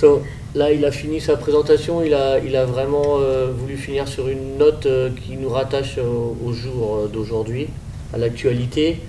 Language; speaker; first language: French; native; French